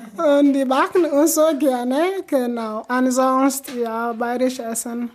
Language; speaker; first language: German; non-native, learner; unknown